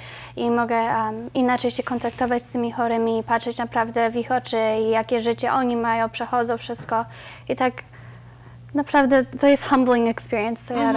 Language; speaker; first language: Polish; early bilingual, other home language; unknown